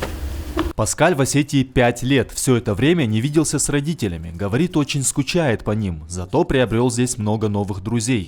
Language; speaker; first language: Russian; native; Russian